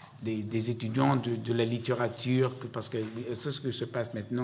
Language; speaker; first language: French; non-native, learner; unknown